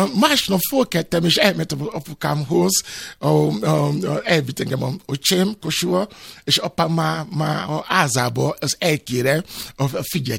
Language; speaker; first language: Hungarian; non-native, learner; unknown